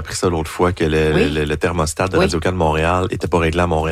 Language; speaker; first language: French; native; French